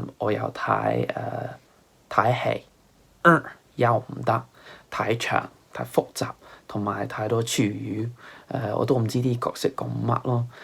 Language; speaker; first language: Cantonese; non-native, fluent; English